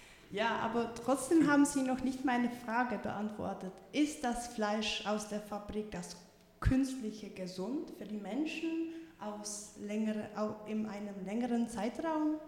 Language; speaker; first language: German; non-native, fluent; Czech